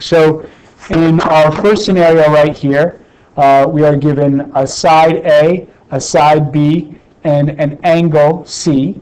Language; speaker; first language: English; native; English